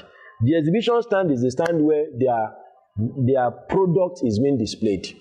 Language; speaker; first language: English; non-native, local second language; Yoruba